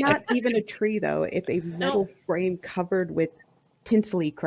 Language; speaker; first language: English; native; English